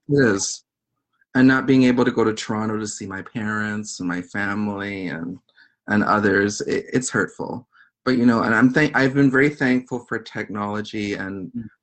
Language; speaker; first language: English; native; English